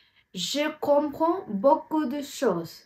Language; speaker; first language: French; non-native, fluent; Tamil